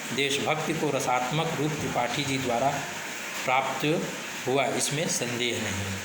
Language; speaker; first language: Hindi; native; Hindi